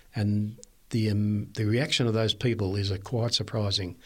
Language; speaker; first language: English; native; English